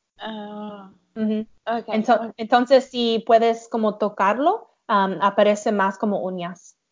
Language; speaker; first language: Spanish; non-native, learner; English